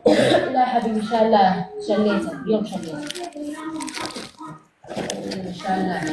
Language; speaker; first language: Arabic; non-native, local second language; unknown